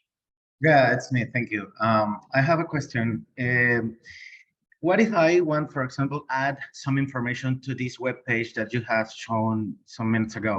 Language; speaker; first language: English; non-native, learner; Spanish